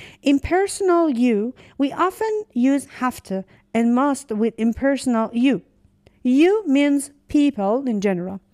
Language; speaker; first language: English; non-native, fluent; Persian